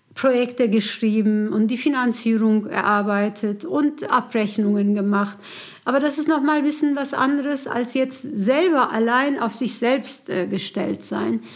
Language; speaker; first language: German; non-native, fluent; Kurdish